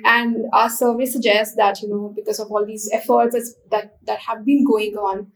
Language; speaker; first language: English; non-native, local second language; Hindi